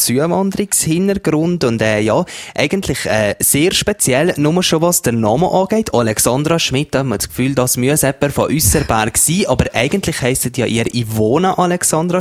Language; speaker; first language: German; native; German